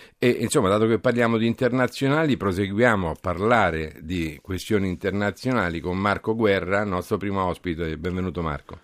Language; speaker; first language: Italian; native; Italian